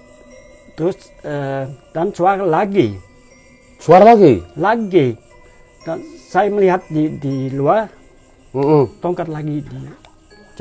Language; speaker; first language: Indonesian; non-native, learner; Dutch